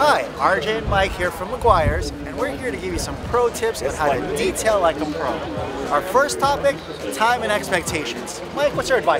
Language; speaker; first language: English; native; English